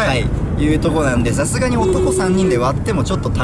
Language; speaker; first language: Japanese; native; Japanese